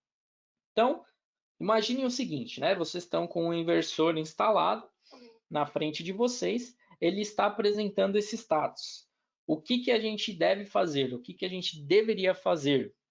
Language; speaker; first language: Portuguese; native; Portuguese